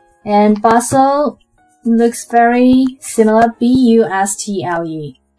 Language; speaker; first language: English; non-native, fluent; Chinese